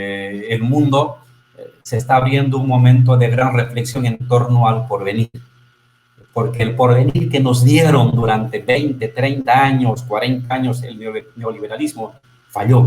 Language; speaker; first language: Spanish; native; Spanish